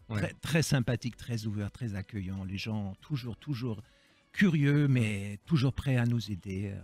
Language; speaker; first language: French; non-native, fluent; German